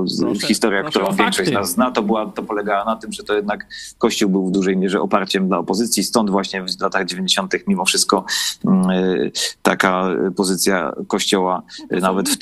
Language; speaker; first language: Polish; native; Polish